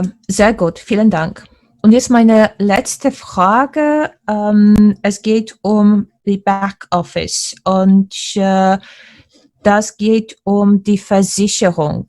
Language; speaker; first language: German; non-native, fluent; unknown